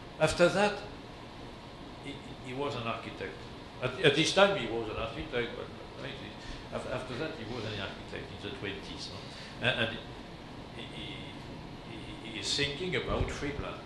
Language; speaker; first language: English; non-native, learner; French